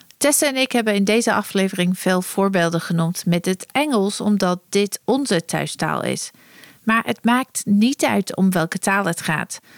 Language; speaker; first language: Dutch; non-native, fluent; English